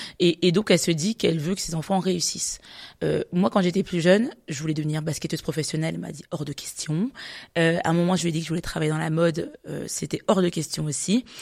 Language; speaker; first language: French; native; French